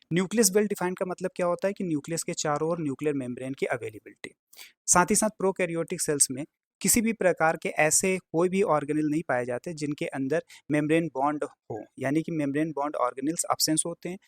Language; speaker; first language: Hindi; native; Hindi